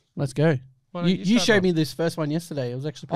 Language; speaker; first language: English; native; English